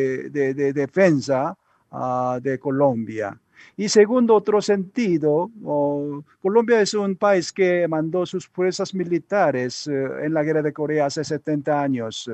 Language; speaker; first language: Spanish; non-native, learner; Korean